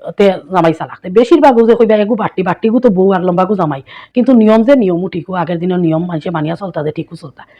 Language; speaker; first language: Bangla; native; Bangla